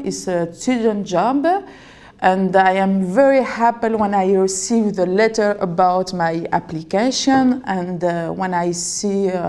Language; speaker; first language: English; non-native, learner; French